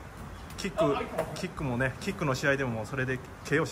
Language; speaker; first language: Japanese; native; Japanese